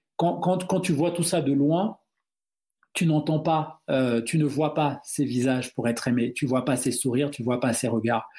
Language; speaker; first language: French; non-native, local second language; Duala